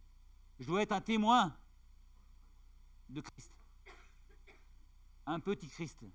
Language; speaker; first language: French; native; French